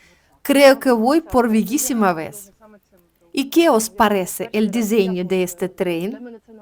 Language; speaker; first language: Spanish; non-native, learner; Ukrainian